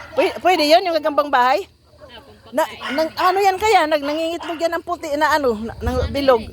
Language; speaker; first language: Filipino; non-native, local second language; Waray